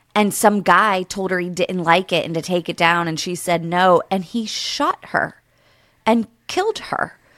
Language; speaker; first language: English; native; English